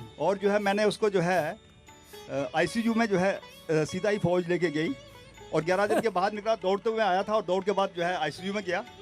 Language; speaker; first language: Hindi; native; Hindi